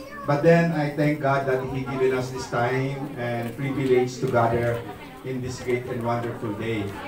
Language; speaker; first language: English; non-native, local second language; Filipino